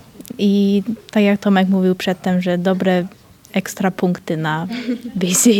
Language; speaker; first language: Polish; early bilingual, heritage; Polish